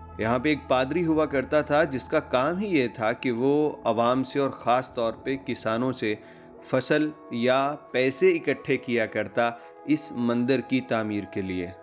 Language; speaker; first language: Urdu; non-native, local second language; Punjabi